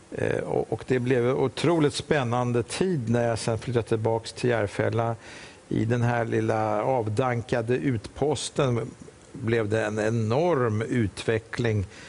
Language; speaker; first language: Swedish; native; Swedish